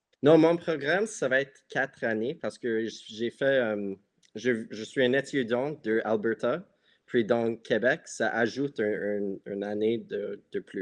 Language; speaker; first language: French; non-native, local second language; English